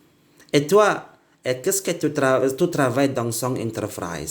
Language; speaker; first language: French; non-native, learner; Indonesian